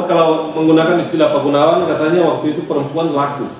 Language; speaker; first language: Indonesian; native; Indonesian